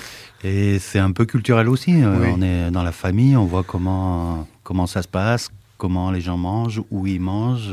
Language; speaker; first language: French; native; French